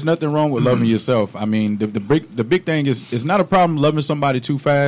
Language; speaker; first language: English; native; English